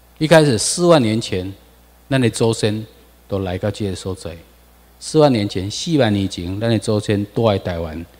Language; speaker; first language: Chinese; non-native, local second language; Min Nan Chinese